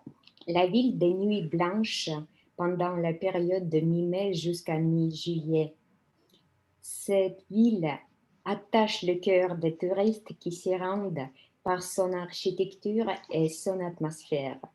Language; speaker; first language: French; non-native, fluent; Russian